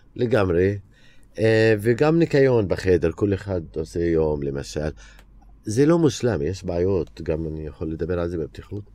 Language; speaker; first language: Hebrew; non-native, local second language; Arabic